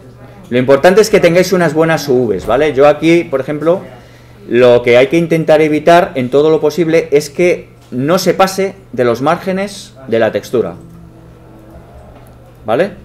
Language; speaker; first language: Spanish; native; Spanish